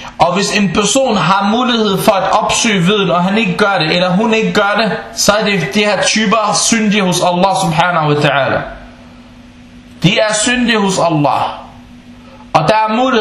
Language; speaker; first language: Danish; early bilingual, other home language; Arabic